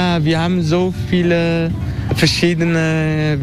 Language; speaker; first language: German; non-native, learner; Turkish